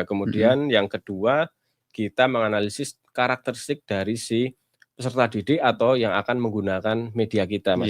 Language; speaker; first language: Indonesian; native; Indonesian